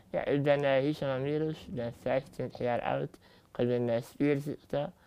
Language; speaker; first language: Dutch; early bilingual, other home language; Arabic